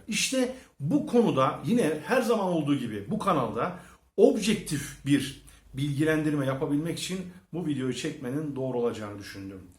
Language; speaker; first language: Turkish; early bilingual, heritage; Turkish